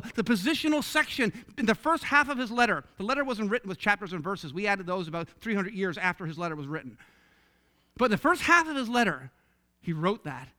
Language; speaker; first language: English; native; English